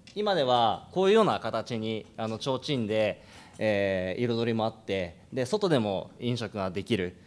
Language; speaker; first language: Japanese; native; Japanese